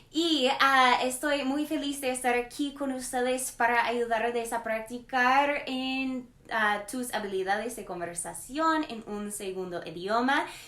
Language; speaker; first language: Spanish; non-native, learner; English